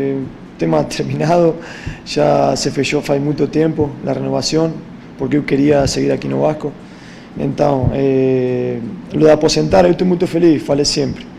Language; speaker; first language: Portuguese; non-native, fluent; Spanish